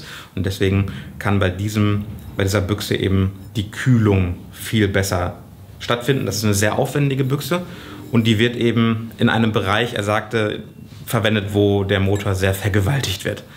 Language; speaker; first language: German; native; German